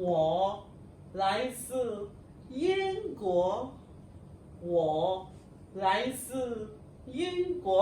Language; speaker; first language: Chinese; non-native, fluent; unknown